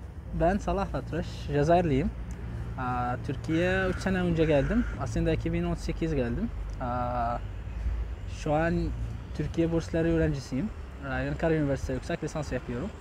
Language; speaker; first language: Turkish; non-native, fluent; Arabic